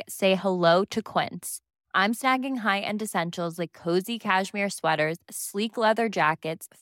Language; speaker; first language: English; native; English